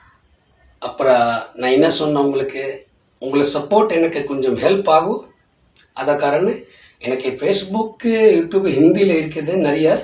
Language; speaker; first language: Tamil; non-native, learner; Hindi